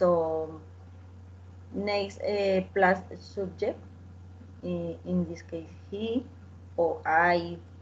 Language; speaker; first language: English; non-native, learner; Spanish